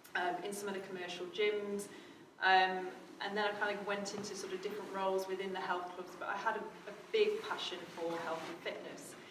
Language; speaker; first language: English; native; English